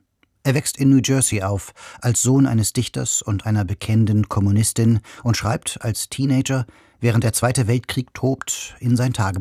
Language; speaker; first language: German; native; German